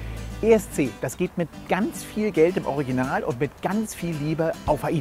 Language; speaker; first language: German; native; German